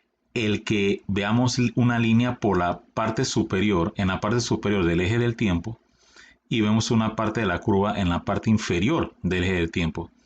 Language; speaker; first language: Spanish; native; Spanish